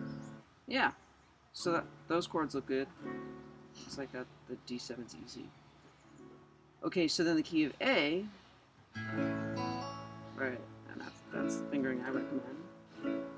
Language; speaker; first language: English; native; English